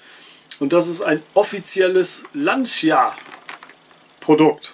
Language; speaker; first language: German; native; German